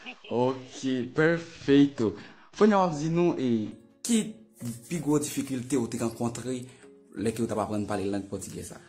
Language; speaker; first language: French; non-native, local second language; Haitian Creole